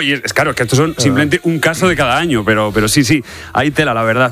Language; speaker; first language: Spanish; native; Spanish